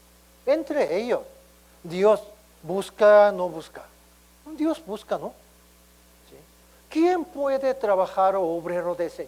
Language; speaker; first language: Spanish; non-native, learner; Korean